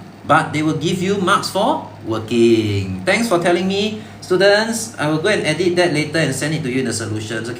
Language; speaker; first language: English; non-native, local second language; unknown